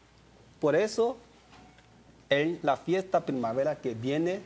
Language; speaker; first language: Spanish; non-native, learner; Chinese